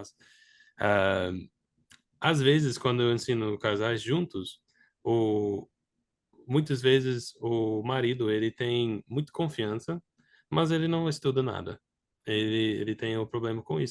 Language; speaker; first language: Portuguese; non-native, fluent; English